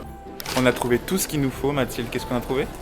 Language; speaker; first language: French; native; French